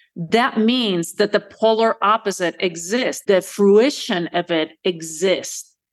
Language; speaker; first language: English; early bilingual, other home language; Spanish